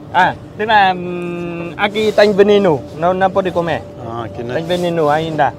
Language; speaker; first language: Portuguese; non-native, learner; Vietnamese